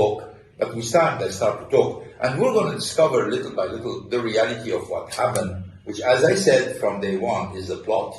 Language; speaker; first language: English; non-native, fluent; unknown